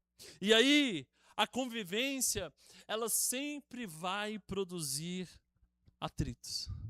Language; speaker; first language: Portuguese; native; Portuguese